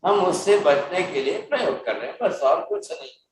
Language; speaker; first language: Hindi; non-native, local second language; Gujarati